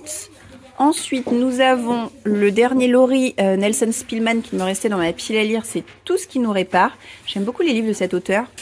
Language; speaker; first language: French; native; French